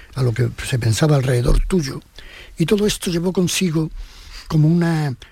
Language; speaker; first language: Spanish; native; Spanish